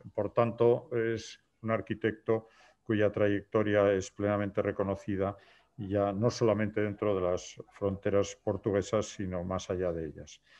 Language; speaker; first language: Spanish; native; Spanish